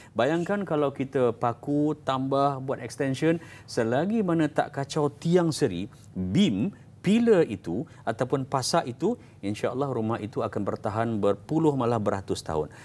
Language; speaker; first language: Malay; native; Malay